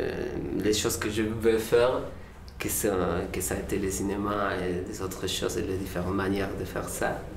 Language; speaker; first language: French; non-native, learner; Spanish